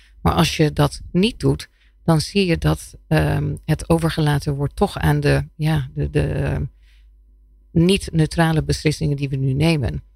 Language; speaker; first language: Dutch; non-native, fluent; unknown